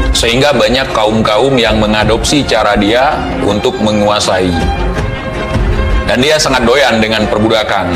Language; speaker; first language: Indonesian; native; Indonesian